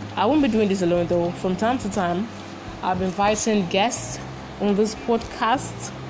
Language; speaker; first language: English; non-native, local second language; Igbo